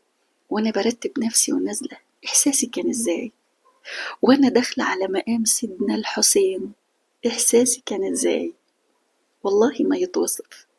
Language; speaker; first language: Arabic; native; Arabic